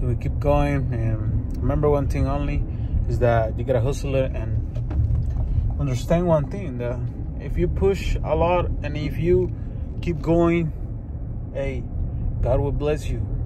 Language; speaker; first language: English; non-native, fluent; Spanish